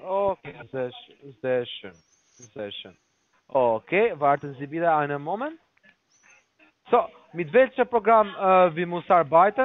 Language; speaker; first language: German; non-native, learner; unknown